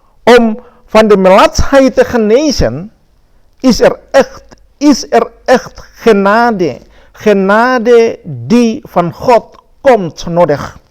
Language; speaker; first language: Dutch; non-native, fluent; Indonesian